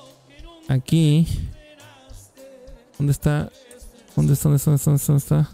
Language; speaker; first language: Spanish; native; Spanish